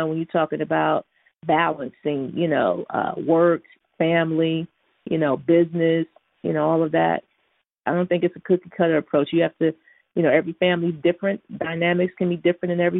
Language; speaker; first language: English; native; English